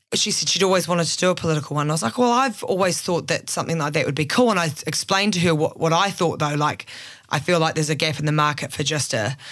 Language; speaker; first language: English; native; English